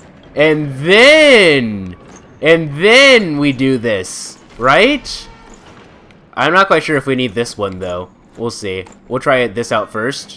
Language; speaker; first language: English; native; English